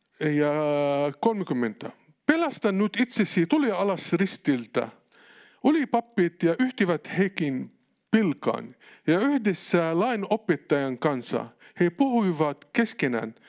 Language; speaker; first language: Finnish; non-native, learner; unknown